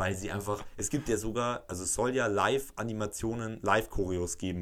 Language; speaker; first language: German; native; German